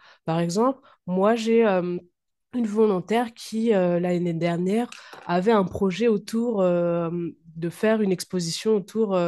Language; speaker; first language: French; native; French